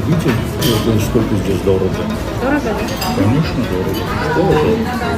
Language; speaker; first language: Russian; non-native, learner; Armenian